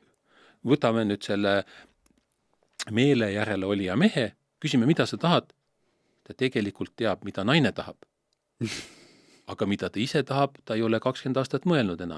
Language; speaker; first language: Estonian; native; Estonian